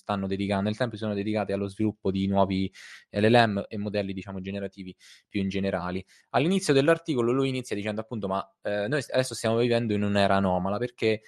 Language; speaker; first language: Italian; native; Italian